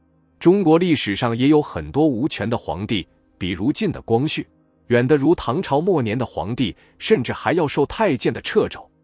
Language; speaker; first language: Chinese; native; Chinese